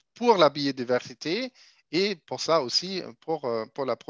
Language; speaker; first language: French; non-native, fluent; German